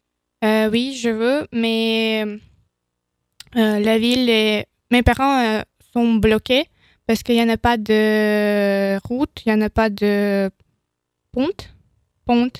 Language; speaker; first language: French; non-native, learner; Ukrainian